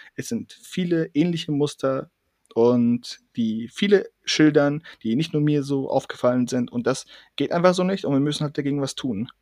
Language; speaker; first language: German; early bilingual, other home language; Persian